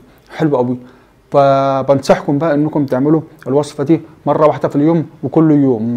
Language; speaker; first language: Arabic; native; Arabic